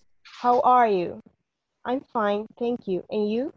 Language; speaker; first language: English; non-native, learner; Spanish